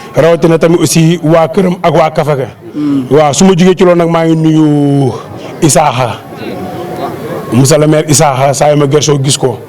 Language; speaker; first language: Wolof; native; Wolof